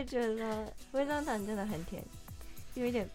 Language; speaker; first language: Chinese; non-native, fluent; Japanese